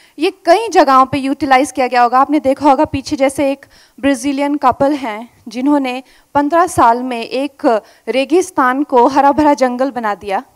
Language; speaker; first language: Hindi; native; Hindi